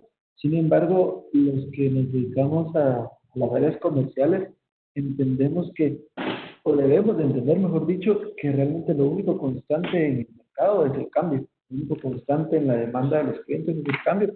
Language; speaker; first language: Spanish; native; Spanish